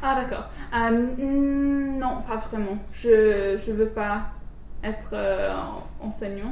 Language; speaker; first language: French; non-native, learner; English